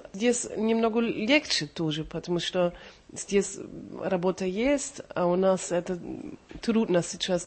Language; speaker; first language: Russian; non-native, learner; German